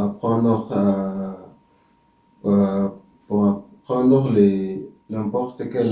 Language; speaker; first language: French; non-native, learner; Arabic